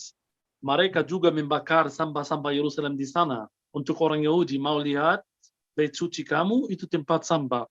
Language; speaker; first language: Indonesian; non-native, fluent; Arabic